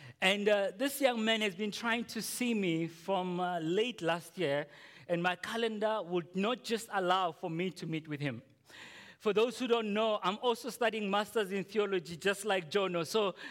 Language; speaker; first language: English; non-native, local second language; Tswana